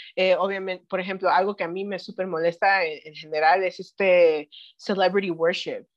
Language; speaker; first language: Spanish; early bilingual, heritage; Spanish